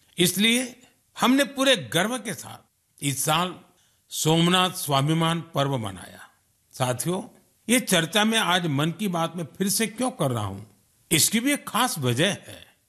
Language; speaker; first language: Hindi; non-native, local second language; Gujarati